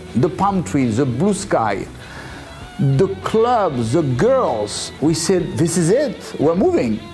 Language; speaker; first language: English; non-native, fluent; French